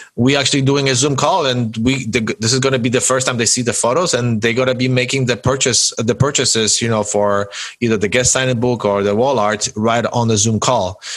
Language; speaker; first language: English; early bilingual, other home language; Polish